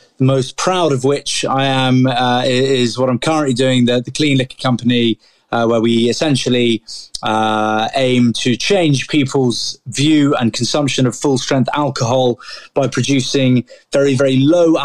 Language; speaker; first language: English; native; English